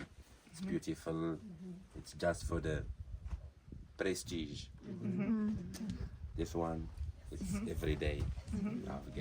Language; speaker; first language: English; non-native, learner; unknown